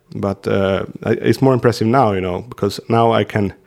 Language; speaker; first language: English; non-native, fluent; Swedish